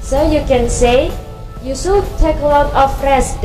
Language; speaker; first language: English; non-native, fluent; Indonesian